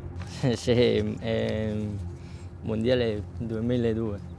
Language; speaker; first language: Italian; non-native, learner; Korean